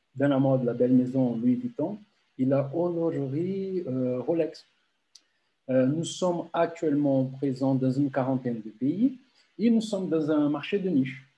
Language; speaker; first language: French; non-native, fluent; Portuguese